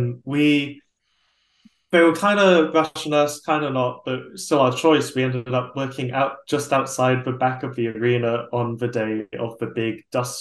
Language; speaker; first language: English; native; English